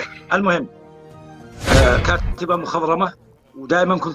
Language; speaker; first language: Arabic; native; Arabic